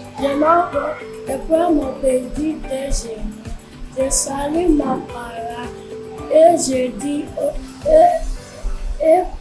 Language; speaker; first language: French; non-native, learner; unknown